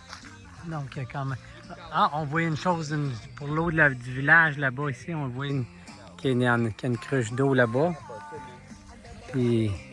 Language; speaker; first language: French; native; French